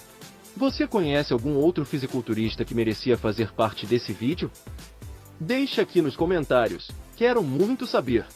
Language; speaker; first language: Portuguese; native; Portuguese